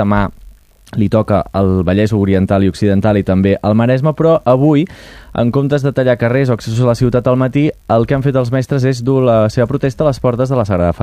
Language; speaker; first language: Catalan; native; Catalan